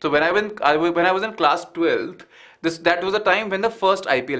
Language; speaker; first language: English; non-native, local second language; Hindi